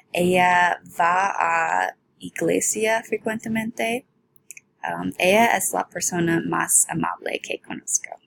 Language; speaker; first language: Spanish; non-native, learner; English